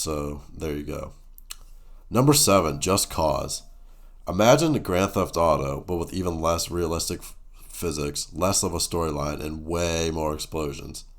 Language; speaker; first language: English; native; English